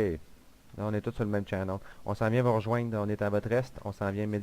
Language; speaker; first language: French; native; French